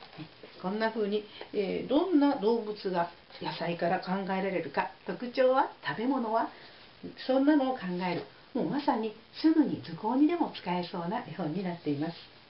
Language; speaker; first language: Japanese; native; Japanese